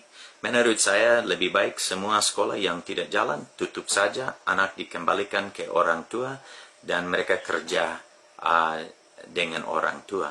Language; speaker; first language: Indonesian; non-native, fluent; English